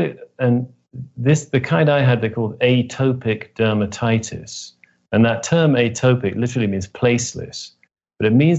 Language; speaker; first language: English; native; English